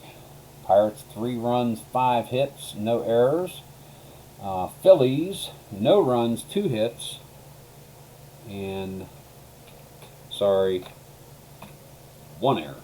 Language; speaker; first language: English; native; English